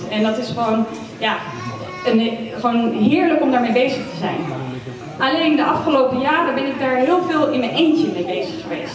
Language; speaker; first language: Dutch; native; Dutch